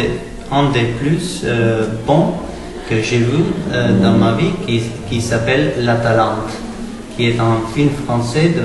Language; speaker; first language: French; non-native, learner; Spanish